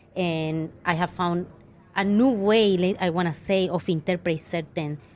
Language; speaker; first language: English; non-native, fluent; Spanish